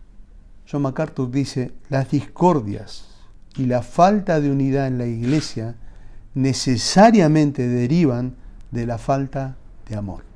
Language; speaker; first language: Spanish; native; Spanish